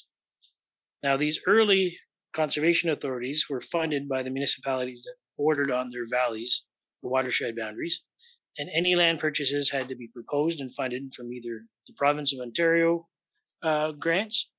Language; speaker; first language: English; native; English